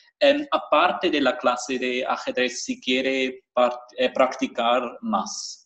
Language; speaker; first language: Spanish; non-native, fluent; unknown